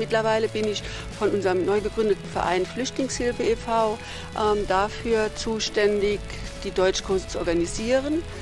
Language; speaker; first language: German; native; German